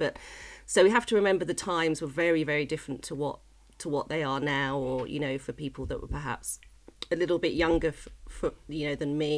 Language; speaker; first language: English; native; English